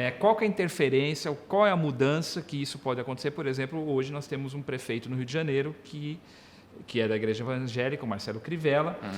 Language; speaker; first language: Portuguese; native; Portuguese